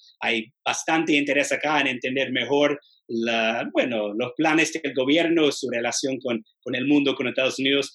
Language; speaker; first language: Spanish; non-native, fluent; English